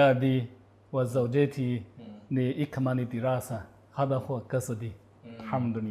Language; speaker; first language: Arabic; non-native, learner; Chinese